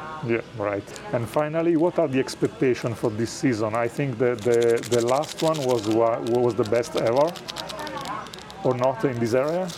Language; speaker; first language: English; non-native, fluent; Italian